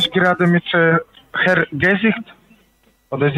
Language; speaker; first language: German; non-native, learner; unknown